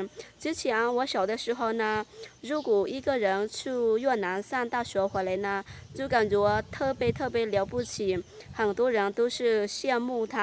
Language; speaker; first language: Chinese; non-native, fluent; Lao